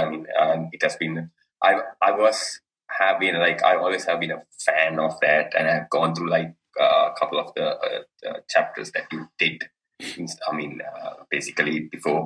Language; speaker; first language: English; non-native, local second language; Sinhala